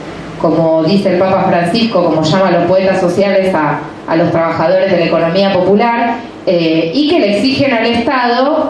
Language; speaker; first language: Spanish; native; Spanish